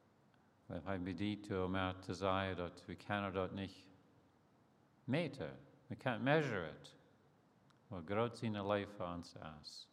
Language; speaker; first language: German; early bilingual, heritage; Plautdietsch